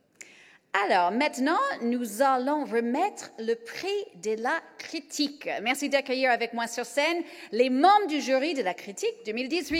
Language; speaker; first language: French; native; French